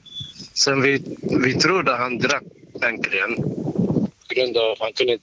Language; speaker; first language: Swedish; non-native, learner; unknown